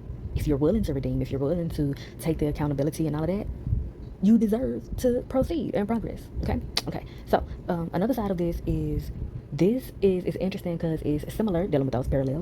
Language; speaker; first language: English; native; English